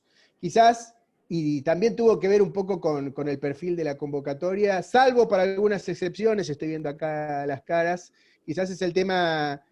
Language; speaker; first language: Spanish; native; Spanish